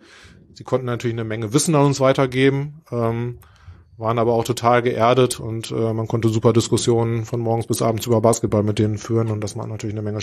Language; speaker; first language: German; native; German